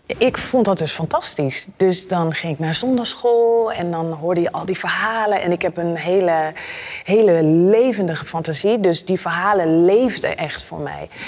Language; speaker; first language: Dutch; native; Dutch